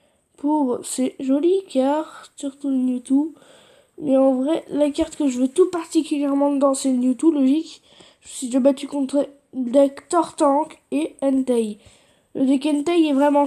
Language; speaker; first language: French; native; French